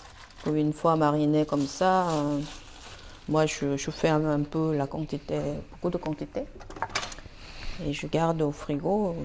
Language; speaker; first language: French; non-native, fluent; Korean